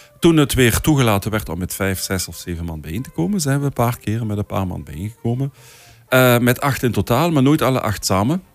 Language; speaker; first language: Dutch; native; Dutch